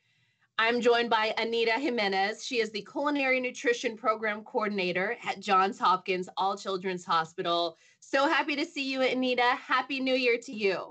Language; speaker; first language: English; native; English